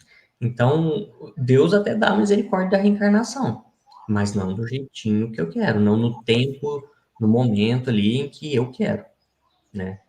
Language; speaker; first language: Portuguese; native; Portuguese